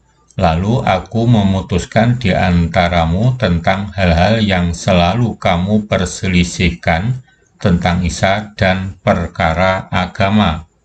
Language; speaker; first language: Indonesian; native; Indonesian